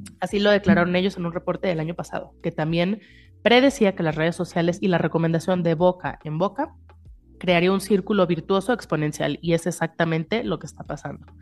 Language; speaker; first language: Spanish; native; Spanish